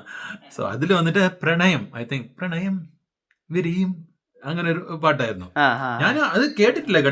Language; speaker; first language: Malayalam; early bilingual, heritage; Malayalam